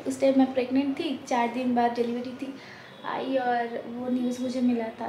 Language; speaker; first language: Hindi; non-native, local second language; Bangla